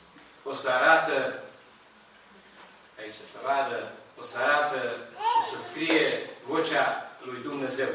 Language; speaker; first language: Romanian; non-native, learner; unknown